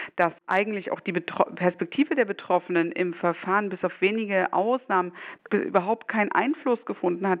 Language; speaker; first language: German; native; German